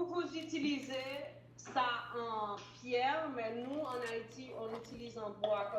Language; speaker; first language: French; native; French